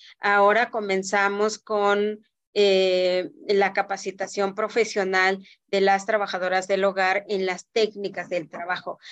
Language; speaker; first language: Spanish; non-native, local second language; Mixtepec Mixtec